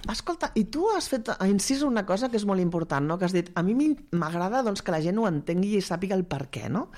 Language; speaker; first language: Catalan; native; Catalan